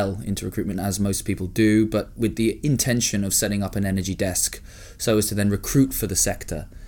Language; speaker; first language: English; native; English